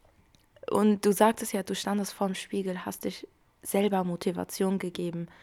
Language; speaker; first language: German; early bilingual, other home language; Kurdish